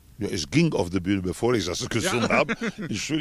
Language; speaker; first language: German; non-native, fluent; Spanish